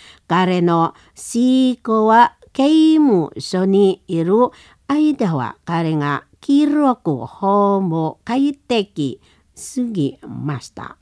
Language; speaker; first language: Japanese; non-native, learner; Indonesian